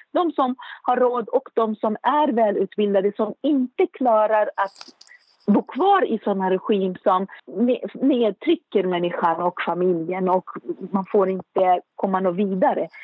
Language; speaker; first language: Swedish; non-native, fluent; Arabic